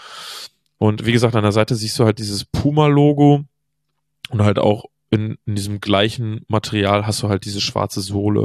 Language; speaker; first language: German; native; German